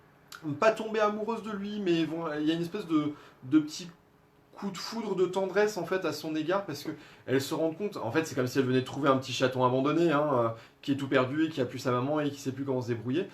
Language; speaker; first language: French; native; French